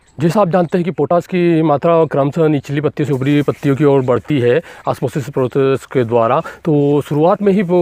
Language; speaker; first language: Hindi; native; Hindi